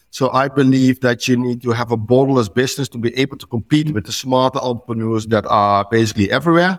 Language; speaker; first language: English; non-native, fluent; Dutch